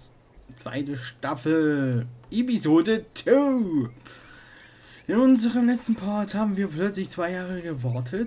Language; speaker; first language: German; native; German